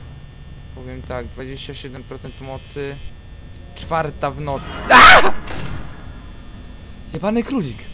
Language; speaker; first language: Polish; native; Polish